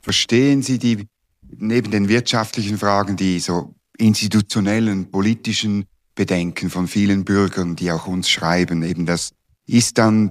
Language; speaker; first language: German; native; German